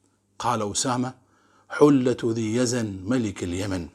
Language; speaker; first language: Arabic; native; Arabic